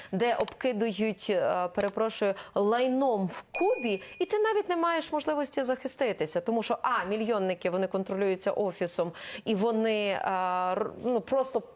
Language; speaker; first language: Ukrainian; native; Ukrainian